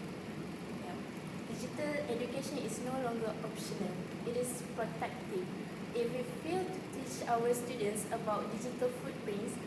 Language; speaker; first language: English; non-native, local second language; Malay